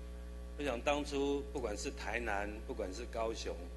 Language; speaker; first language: Chinese; native; Chinese